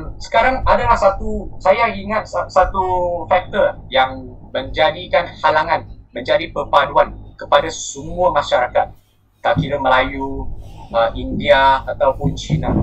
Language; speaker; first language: Malay; non-native, local second language; Chinese